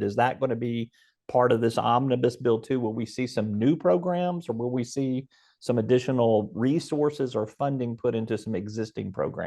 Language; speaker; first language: English; native; English